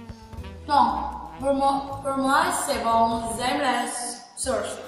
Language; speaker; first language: French; non-native, learner; Indonesian